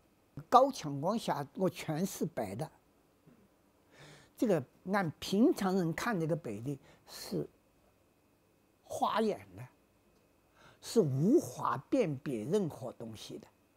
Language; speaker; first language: Chinese; native; Chinese